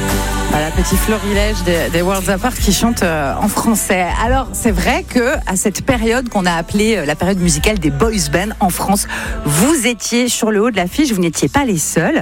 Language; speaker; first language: French; native; French